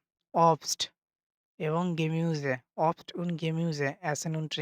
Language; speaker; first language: German; non-native, fluent; Bangla